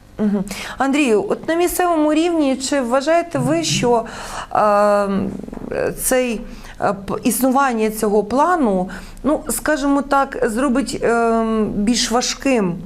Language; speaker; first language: Ukrainian; native; Ukrainian